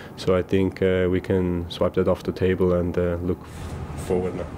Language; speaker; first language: English; non-native, fluent; German